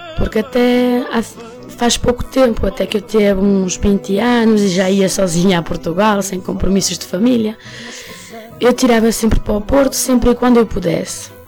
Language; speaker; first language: Portuguese; early bilingual, heritage; Portuguese